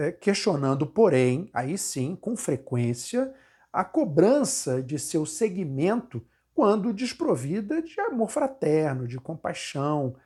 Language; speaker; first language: Portuguese; native; Portuguese